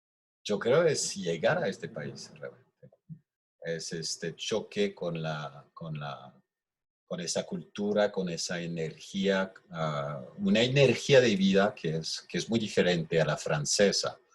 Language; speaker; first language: Spanish; non-native, fluent; French